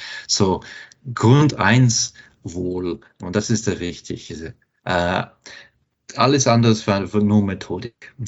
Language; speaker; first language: German; non-native, fluent; English